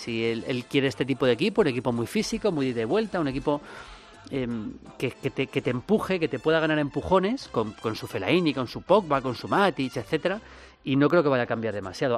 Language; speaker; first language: Spanish; native; Spanish